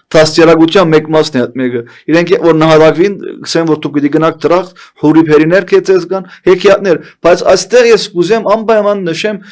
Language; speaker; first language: Armenian; early bilingual, heritage; Armenian